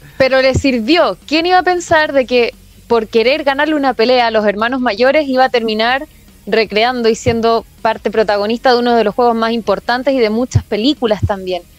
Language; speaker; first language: Spanish; native; Spanish